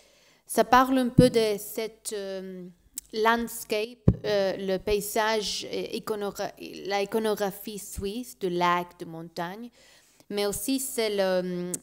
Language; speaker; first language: French; non-native, learner; Spanish